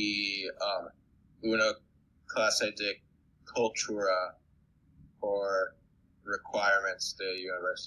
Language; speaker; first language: Spanish; non-native, learner; English